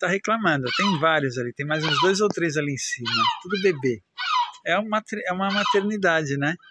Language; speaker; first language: Portuguese; native; Portuguese